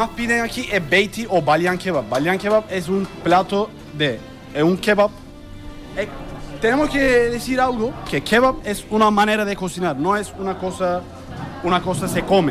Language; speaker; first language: Spanish; non-native, learner; Turkish